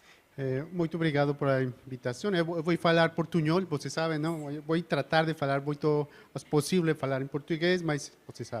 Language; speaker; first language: Portuguese; non-native, learner; Spanish